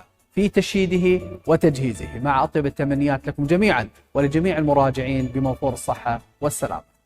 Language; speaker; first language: Arabic; native; Arabic